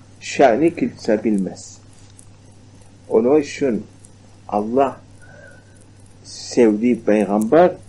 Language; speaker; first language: Turkish; non-native, learner; Arabic